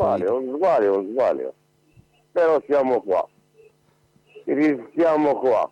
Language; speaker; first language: Italian; non-native, learner; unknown